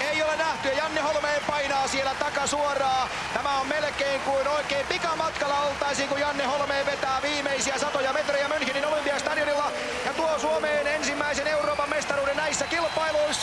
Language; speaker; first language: Finnish; native; Finnish